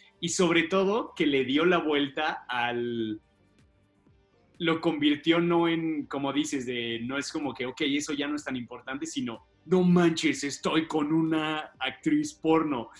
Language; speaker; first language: Spanish; native; Spanish